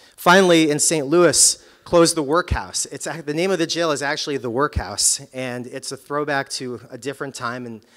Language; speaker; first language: English; native; English